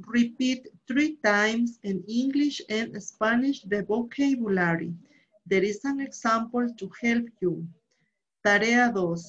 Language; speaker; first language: English; non-native, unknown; Spanish